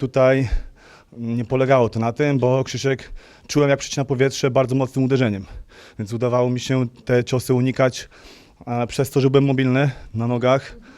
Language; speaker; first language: Polish; native; Polish